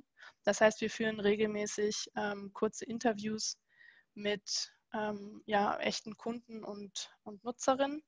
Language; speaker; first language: German; native; German